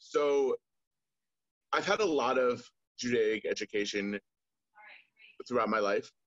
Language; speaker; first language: English; native; English